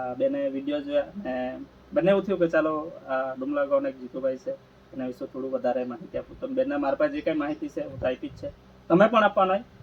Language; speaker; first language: Gujarati; non-native, local second language; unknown